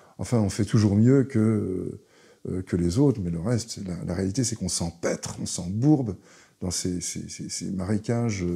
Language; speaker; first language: French; early bilingual, other home language; Hebrew